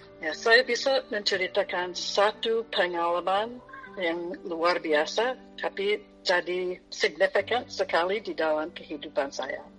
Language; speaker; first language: Indonesian; non-native, fluent; English